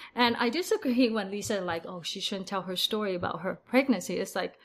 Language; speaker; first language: English; early bilingual, other home language; Vietnamese